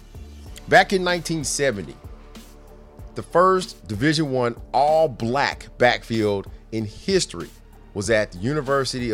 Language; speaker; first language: English; native; English